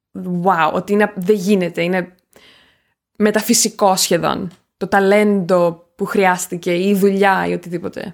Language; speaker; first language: Greek; native; Greek